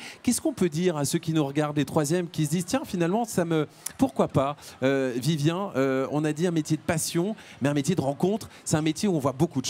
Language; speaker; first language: French; native; French